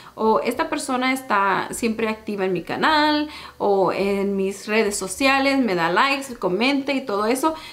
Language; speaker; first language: Spanish; early bilingual, heritage; Spanish